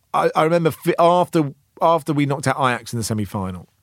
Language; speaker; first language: English; native; English